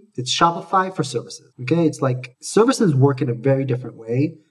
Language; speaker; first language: English; native; English